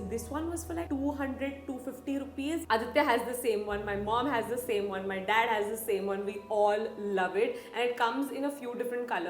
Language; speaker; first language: English; non-native, local second language; Hindi